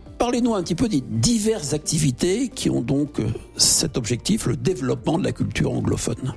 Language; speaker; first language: French; native; French